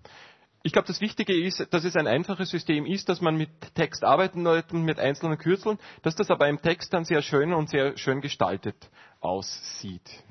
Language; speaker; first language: German; native; German